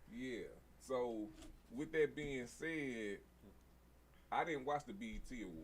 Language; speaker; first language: English; native; English